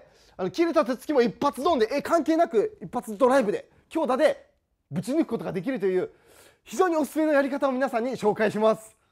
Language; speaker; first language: Japanese; native; Japanese